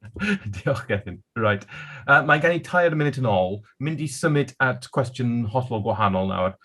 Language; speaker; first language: Welsh; non-native, local second language; English